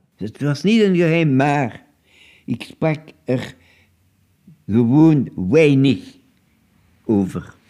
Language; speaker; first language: Dutch; non-native, local second language; French